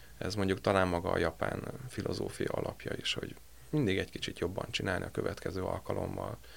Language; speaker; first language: Hungarian; native; Hungarian